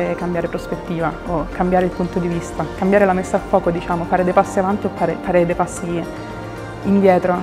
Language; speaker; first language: Italian; native; Italian